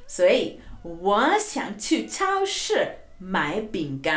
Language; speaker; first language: Chinese; non-native, fluent; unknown